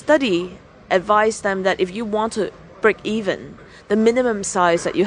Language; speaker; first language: English; non-native, local second language; Cantonese